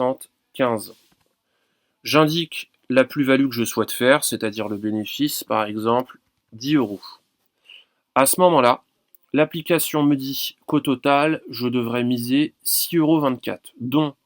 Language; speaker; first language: French; native; French